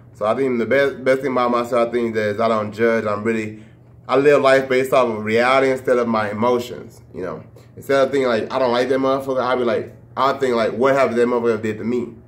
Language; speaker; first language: English; native; English